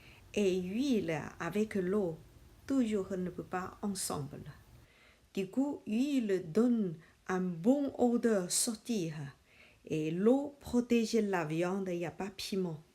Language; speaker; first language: French; non-native, learner; Chinese